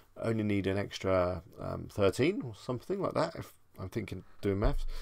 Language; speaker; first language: English; native; English